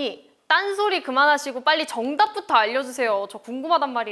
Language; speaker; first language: Korean; native; Korean